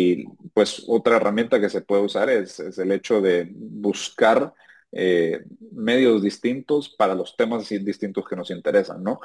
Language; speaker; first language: Spanish; native; Spanish